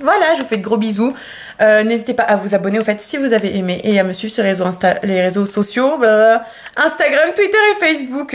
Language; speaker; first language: French; native; French